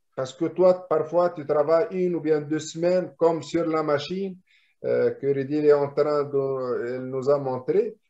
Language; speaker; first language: French; non-native, local second language; Arabic